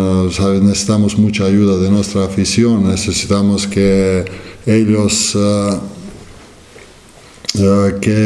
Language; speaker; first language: Spanish; non-native, fluent; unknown